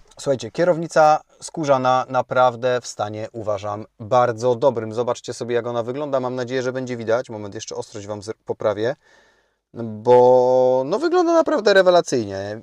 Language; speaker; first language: Polish; native; Polish